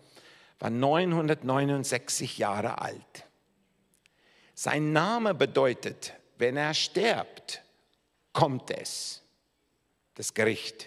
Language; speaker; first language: German; non-native, fluent; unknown